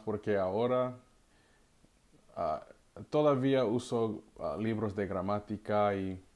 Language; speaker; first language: Spanish; non-native, learner; English